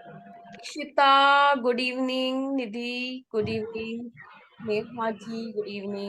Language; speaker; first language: Hindi; native; Hindi